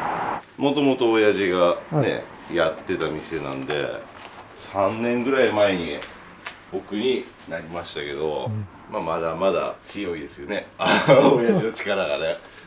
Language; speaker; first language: Japanese; native; Japanese